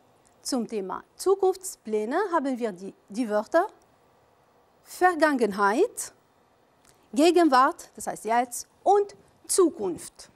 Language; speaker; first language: German; non-native, fluent; Arabic